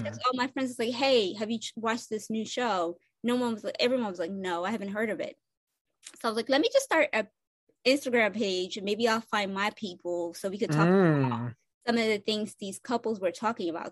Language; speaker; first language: English; non-native, fluent; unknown